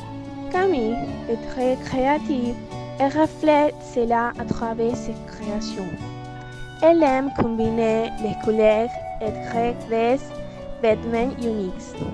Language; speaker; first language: French; non-native, learner; Spanish